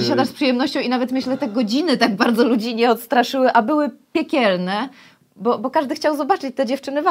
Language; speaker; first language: Polish; native; Polish